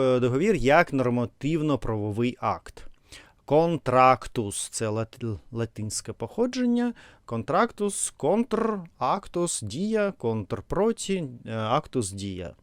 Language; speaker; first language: Ukrainian; non-native, learner; Russian